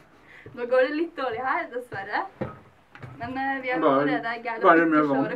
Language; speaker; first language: Norwegian; native; Norwegian